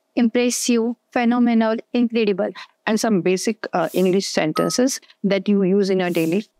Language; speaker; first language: English; non-native, fluent; Hindi